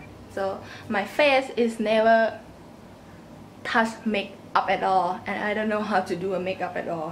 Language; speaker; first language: English; non-native, learner; Thai